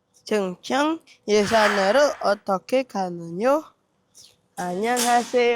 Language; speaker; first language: Korean; non-native, learner; Indonesian